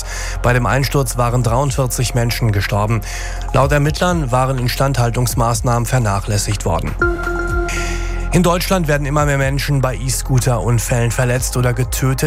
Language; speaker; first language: German; native; German